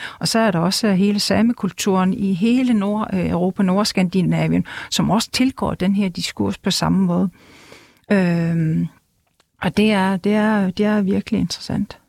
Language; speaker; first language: Danish; non-native, local second language; Kalaallisut